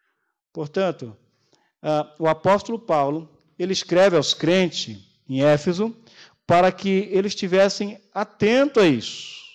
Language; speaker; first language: Portuguese; native; Portuguese